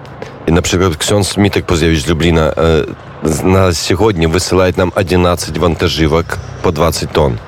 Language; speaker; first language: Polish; non-native, learner; Ukrainian